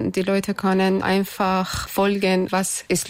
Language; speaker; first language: German; non-native, learner; Persian